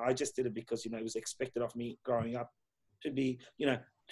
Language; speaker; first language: English; early bilingual, other home language; Persian